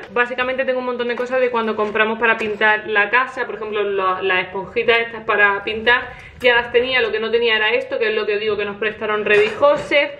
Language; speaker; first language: Spanish; native; Spanish